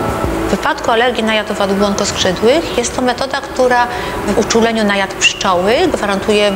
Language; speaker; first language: Polish; native; Polish